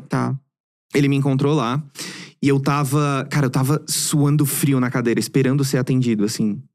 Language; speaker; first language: Portuguese; native; Portuguese